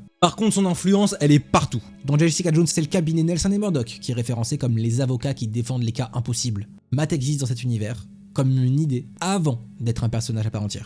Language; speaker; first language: French; native; French